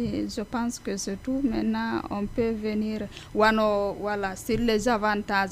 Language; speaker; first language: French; non-native, local second language; Fula